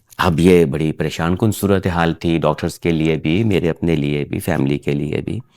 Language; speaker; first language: Urdu; native; Urdu